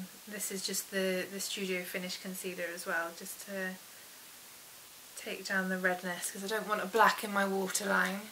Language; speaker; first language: English; native; English